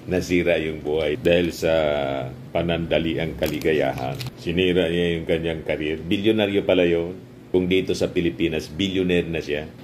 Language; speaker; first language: Filipino; non-native, local second language; Bikol